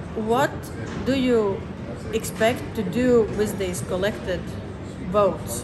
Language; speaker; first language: English; non-native, fluent; Latvian